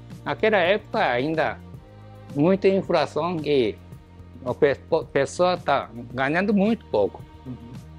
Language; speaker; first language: Portuguese; non-native, learner; Japanese